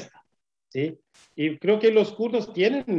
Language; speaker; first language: Spanish; non-native, learner; Kurdish